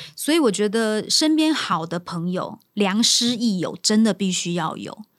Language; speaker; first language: Chinese; non-native, local second language; Min Nan Chinese